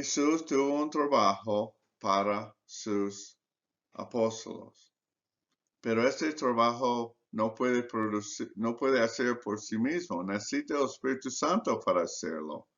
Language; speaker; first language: Spanish; non-native, fluent; English